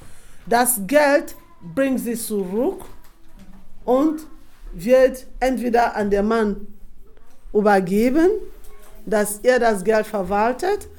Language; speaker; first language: German; non-native, fluent; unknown